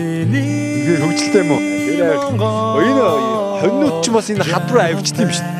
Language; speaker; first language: Mongolian; native; Mongolian